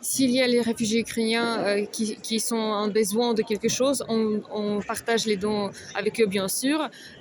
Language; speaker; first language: French; non-native, fluent; Ukrainian